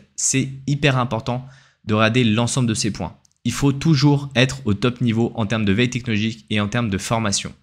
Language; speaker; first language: French; native; French